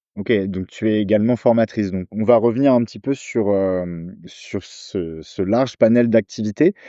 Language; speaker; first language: French; native; French